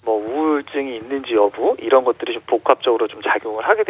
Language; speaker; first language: Korean; native; Korean